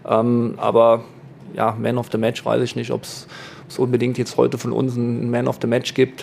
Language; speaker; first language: German; native; German